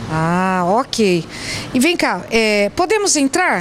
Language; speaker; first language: Portuguese; native; Portuguese